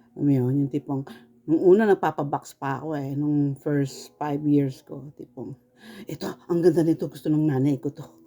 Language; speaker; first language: Filipino; native; Filipino